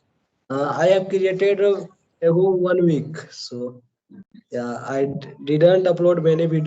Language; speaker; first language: English; non-native, learner; Hindi